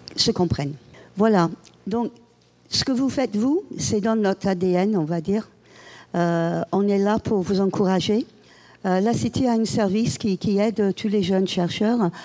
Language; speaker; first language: French; non-native, fluent; English